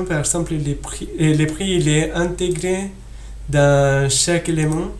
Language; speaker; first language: French; non-native, fluent; Spanish